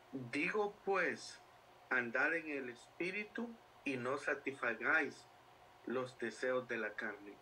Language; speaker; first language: Spanish; native; Spanish